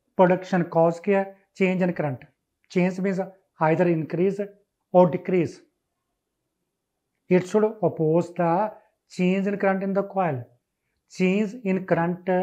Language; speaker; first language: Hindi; non-native, local second language; Punjabi